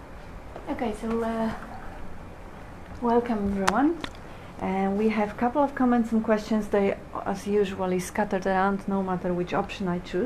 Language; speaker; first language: English; non-native, fluent; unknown